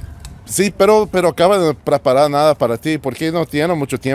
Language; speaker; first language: Spanish; non-native, learner; English